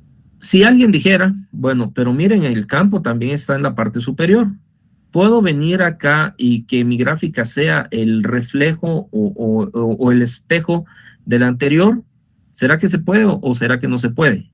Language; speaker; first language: Spanish; native; Spanish